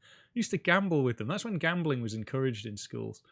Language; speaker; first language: English; native; English